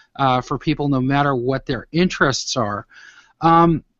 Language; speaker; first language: English; native; English